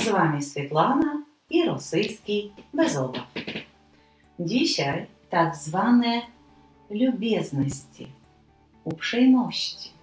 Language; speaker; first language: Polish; non-native, fluent; Ukrainian